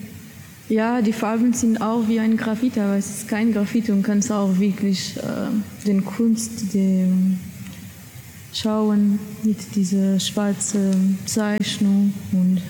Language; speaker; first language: German; non-native, learner; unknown